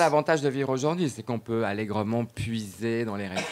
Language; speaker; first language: French; native; French